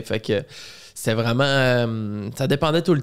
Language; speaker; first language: French; native; French